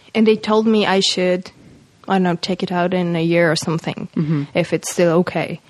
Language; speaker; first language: English; non-native, fluent; Polish